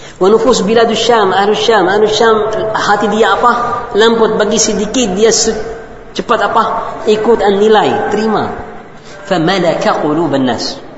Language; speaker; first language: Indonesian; non-native, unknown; Arabic